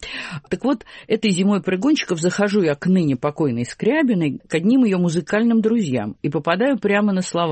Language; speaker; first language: Russian; native; Russian